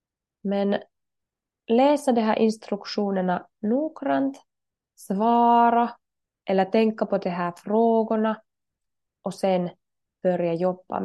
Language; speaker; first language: Swedish; non-native, learner; Finnish